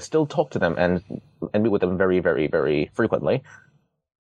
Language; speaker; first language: English; non-native, local second language; Cantonese